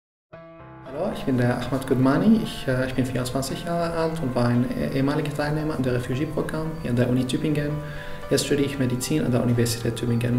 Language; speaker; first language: German; non-native, fluent; Arabic